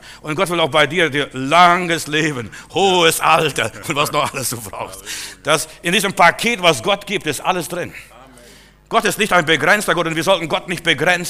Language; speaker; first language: German; native; German